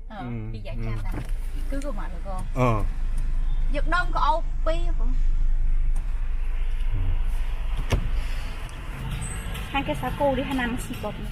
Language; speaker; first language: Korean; non-native, learner; Khmer